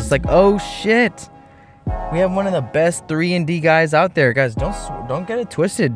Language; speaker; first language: English; native; English